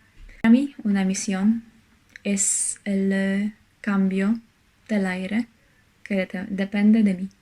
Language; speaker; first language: Spanish; non-native, fluent; Polish